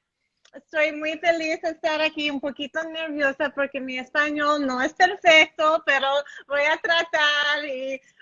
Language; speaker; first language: Spanish; non-native, learner; English